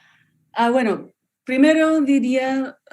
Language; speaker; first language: Spanish; non-native, fluent; English